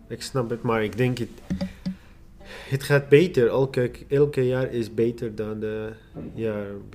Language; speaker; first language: Dutch; non-native, learner; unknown